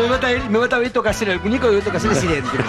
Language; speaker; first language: Spanish; native; Spanish